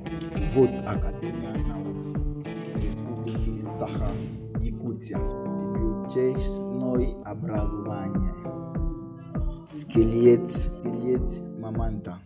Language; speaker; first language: Russian; non-native, learner; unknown